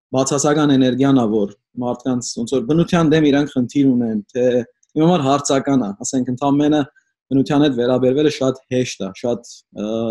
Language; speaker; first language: Armenian; early bilingual, heritage; Armenian